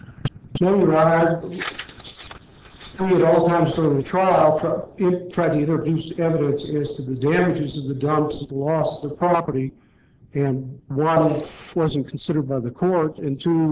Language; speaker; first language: English; native; English